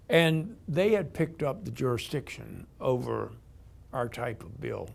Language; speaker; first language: English; native; English